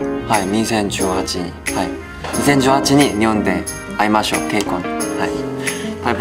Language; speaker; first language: Japanese; non-native, learner; Korean